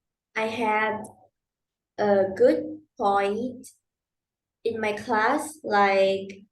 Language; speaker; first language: English; non-native, learner; Vietnamese